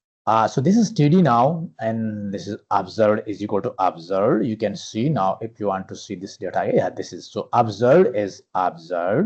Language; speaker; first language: English; non-native, fluent; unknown